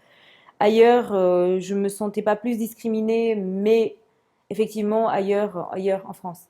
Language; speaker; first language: French; non-native, local second language; Comorian